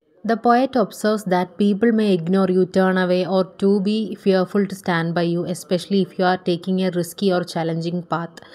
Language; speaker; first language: English; non-native, local second language; Malayalam